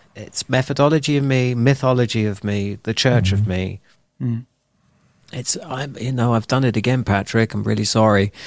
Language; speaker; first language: English; native; English